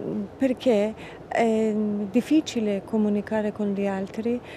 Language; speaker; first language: Italian; non-native, fluent; Persian